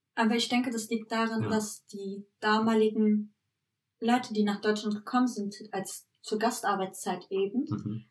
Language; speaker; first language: German; early bilingual, other home language; Turkish